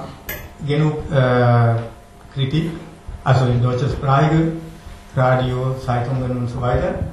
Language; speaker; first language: German; non-native, learner; Sinhala